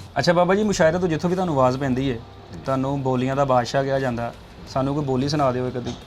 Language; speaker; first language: Punjabi; native; Punjabi